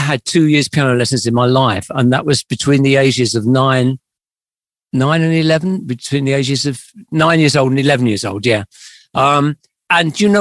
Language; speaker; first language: English; native; English